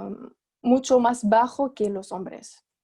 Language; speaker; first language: Spanish; non-native, fluent; Arabic